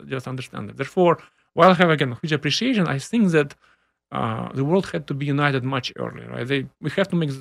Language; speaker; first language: English; non-native, fluent; Ukrainian